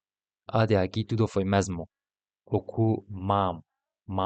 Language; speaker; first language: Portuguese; non-native, learner; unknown